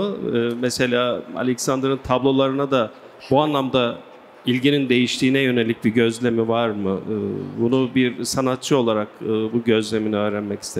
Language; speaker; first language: Turkish; native; Turkish